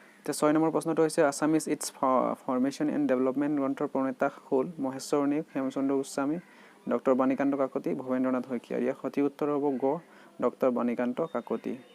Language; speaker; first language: Assamese; native; Assamese